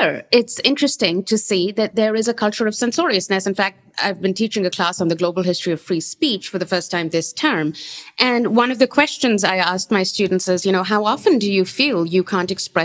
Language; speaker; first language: English; non-native, local second language; Urdu